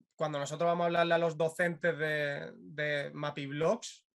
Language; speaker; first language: Spanish; native; Spanish